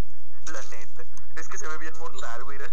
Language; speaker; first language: Spanish; native; Spanish